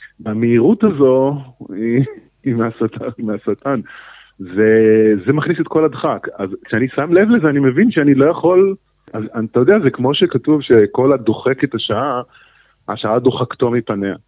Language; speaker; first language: Hebrew; native; Hebrew